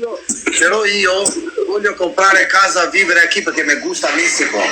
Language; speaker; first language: Italian; non-native, learner; Albanian